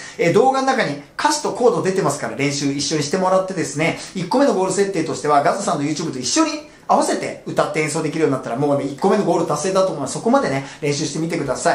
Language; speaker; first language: Japanese; native; Japanese